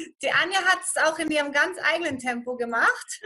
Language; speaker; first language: German; native; German